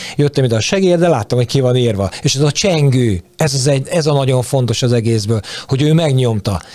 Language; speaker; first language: Hungarian; native; Hungarian